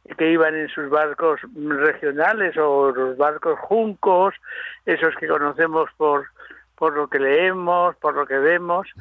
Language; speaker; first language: Spanish; native; Spanish